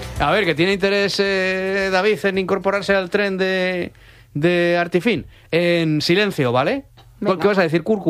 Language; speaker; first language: Spanish; native; Spanish